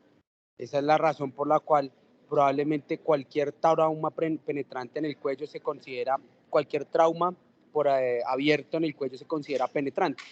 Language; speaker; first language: Spanish; native; Spanish